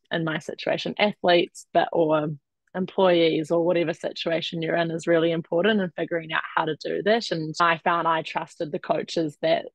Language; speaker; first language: English; native; English